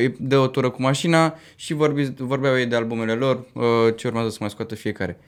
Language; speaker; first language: Romanian; native; Romanian